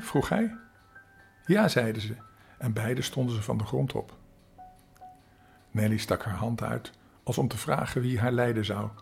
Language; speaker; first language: Dutch; native; Dutch